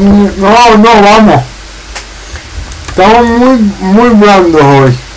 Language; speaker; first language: Spanish; native; Spanish